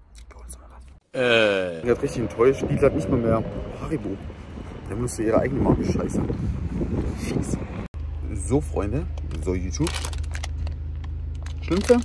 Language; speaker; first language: German; native; German